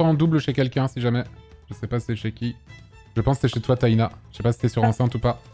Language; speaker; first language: French; native; French